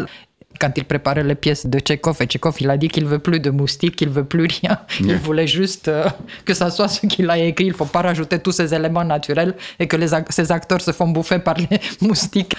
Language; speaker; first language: French; native; French